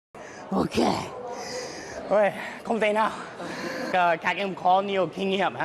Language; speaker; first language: Vietnamese; non-native, learner; English